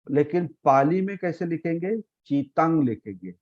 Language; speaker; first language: Hindi; non-native, local second language; Marathi